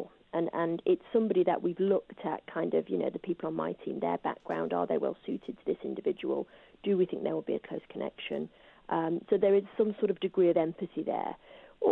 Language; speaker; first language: English; native; English